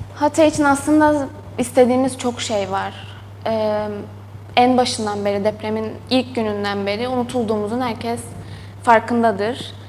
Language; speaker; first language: Turkish; native; Turkish